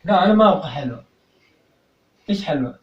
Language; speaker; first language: Arabic; native; Arabic